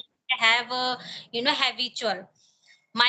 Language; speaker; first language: English; non-native, learner; Hindi